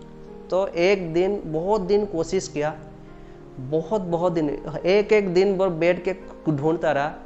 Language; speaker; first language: Hindi; non-native, local second language; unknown